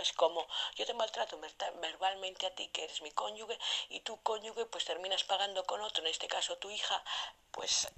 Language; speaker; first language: Spanish; native; Spanish